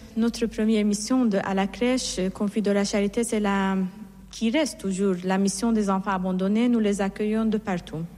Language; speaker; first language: French; non-native, fluent; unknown